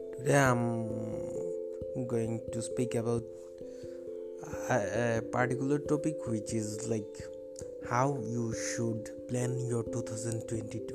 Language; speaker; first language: English; non-native, local second language; Bangla